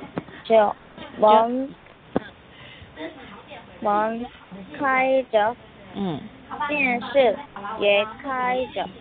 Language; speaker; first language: Chinese; non-native, learner; Korean